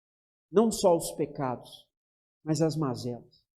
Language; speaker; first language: Portuguese; native; Portuguese